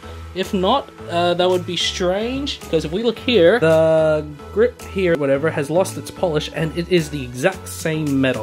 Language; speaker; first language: English; native; English